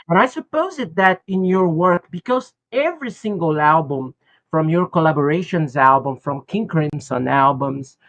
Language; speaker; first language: English; non-native, fluent; Portuguese